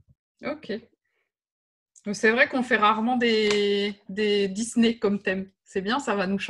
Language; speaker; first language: French; native; French